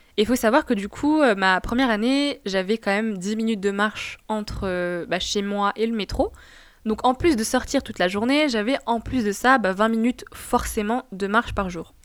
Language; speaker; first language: French; non-native, local second language; Arabic